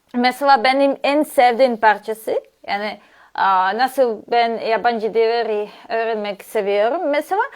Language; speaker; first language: Turkish; non-native, learner; Serbian